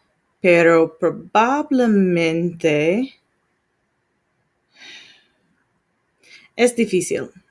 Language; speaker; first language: Spanish; non-native, learner; English